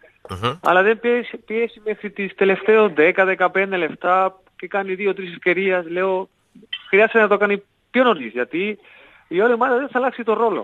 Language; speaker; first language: Greek; non-native, learner; Spanish